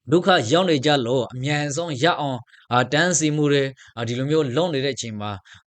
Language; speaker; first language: Burmese; native; Burmese